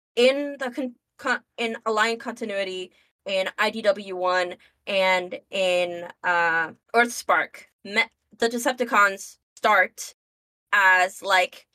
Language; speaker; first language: English; early bilingual, other home language; Spanish